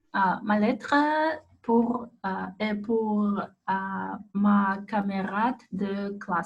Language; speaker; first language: French; non-native, learner; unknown